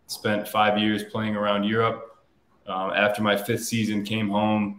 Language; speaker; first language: English; native; English